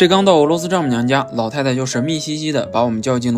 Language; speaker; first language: Chinese; native; Chinese